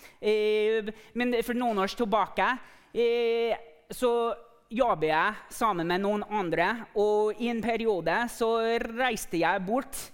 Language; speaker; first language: Norwegian; non-native, fluent; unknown